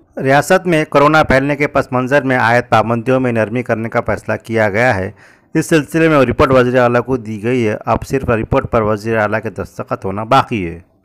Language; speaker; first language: Urdu; native; Urdu